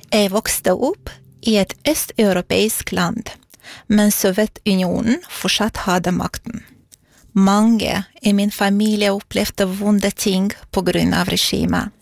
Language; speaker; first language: Norwegian; non-native, fluent; Romanian